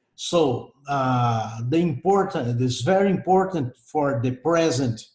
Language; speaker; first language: English; non-native, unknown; Portuguese